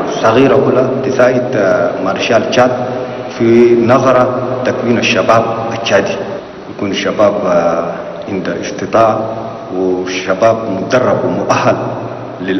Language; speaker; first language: Arabic; non-native, local second language; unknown